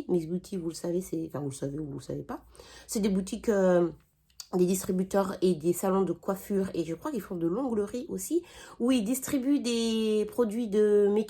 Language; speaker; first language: French; native; French